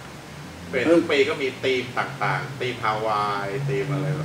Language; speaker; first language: Thai; native; Thai